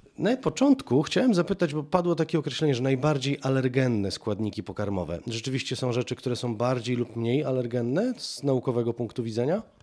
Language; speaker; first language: Polish; native; Polish